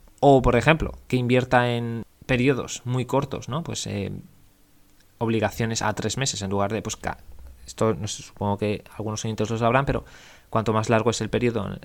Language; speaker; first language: Spanish; native; Spanish